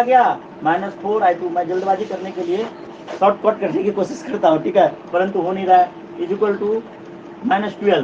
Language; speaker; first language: Hindi; native; Hindi